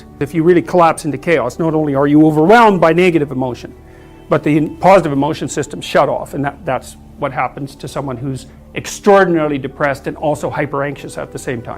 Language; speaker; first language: English; native; English